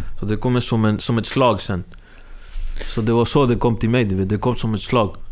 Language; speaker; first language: Swedish; early bilingual, other home language; Spanish